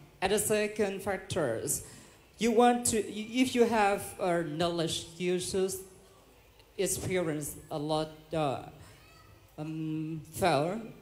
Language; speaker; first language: English; non-native, learner; Vietnamese